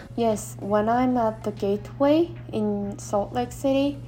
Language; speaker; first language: English; non-native, fluent; Korean